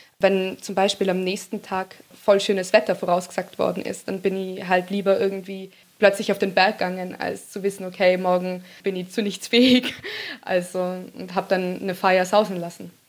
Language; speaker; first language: German; native; German